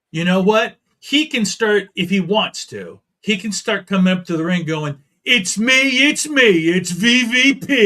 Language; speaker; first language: English; native; English